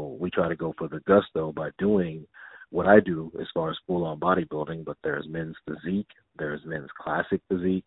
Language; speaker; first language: English; native; English